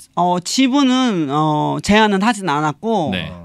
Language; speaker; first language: Korean; native; Korean